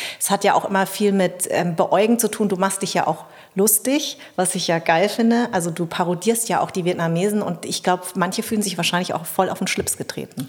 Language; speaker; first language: German; early bilingual, other home language; Vietnamese